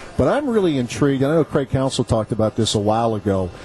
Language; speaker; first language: English; native; English